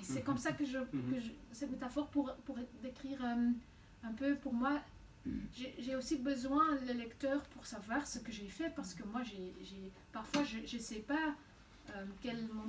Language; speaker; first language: French; non-native, local second language; Dutch